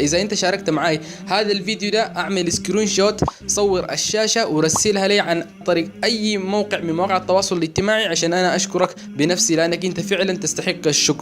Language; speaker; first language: Arabic; native; Arabic